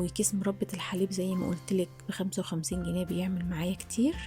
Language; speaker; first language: Arabic; native; Arabic